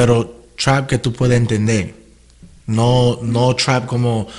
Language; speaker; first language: Spanish; early bilingual, heritage; Spanish